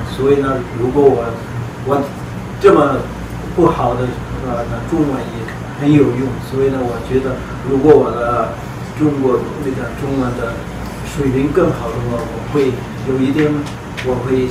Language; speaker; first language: Chinese; non-native, learner; Tibetan